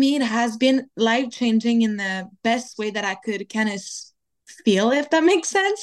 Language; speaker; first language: English; non-native, fluent; French